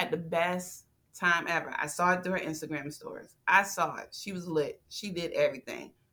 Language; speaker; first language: English; native; English